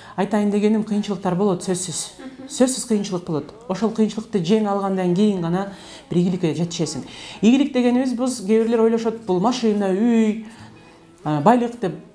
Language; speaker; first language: Kyrgyz; native; Kyrgyz